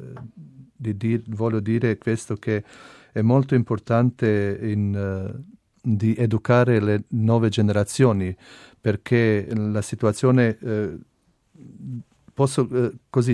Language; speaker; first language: Italian; non-native, fluent; Albanian